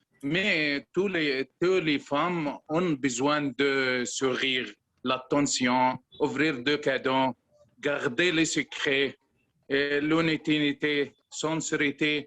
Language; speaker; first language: French; non-native, learner; Arabic